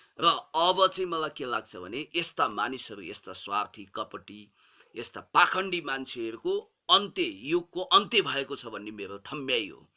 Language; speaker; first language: Nepali; native; Nepali